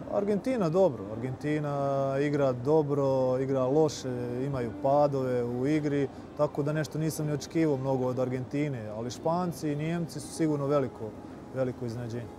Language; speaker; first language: Serbian; native; Serbian